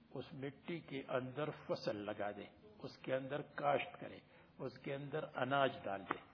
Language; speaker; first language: Urdu; native; Urdu